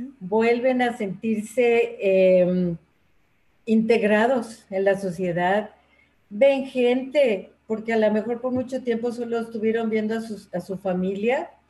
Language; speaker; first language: Spanish; native; Spanish